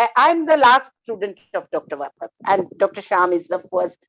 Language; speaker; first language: English; non-native, local second language; Marathi